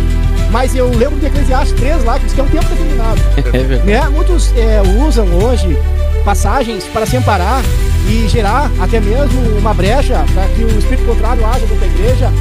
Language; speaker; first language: Portuguese; native; Portuguese